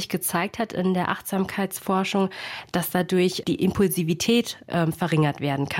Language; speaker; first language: German; native; German